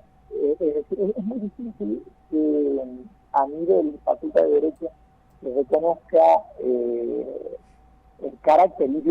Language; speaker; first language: Spanish; native; Spanish